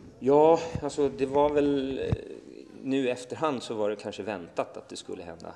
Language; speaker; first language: Swedish; early bilingual, other home language; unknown